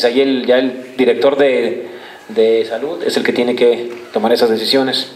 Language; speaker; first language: Spanish; native; Spanish